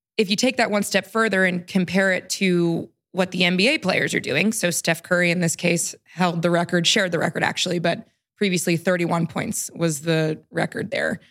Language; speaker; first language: English; native; English